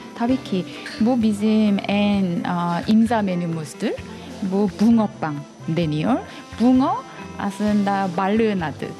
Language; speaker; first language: Turkish; non-native, fluent; Korean